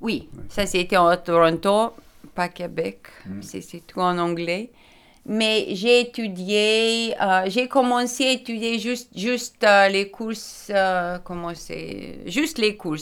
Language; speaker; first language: French; non-native, learner; Lithuanian